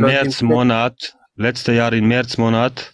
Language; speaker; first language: German; non-native, fluent; Bosnian